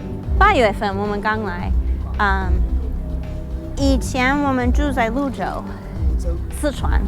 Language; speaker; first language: Chinese; non-native, learner; English